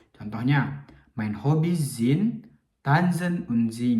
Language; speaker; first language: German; non-native, learner; Indonesian